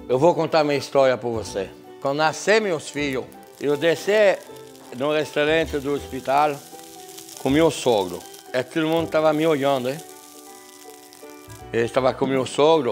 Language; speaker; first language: Portuguese; non-native, fluent; French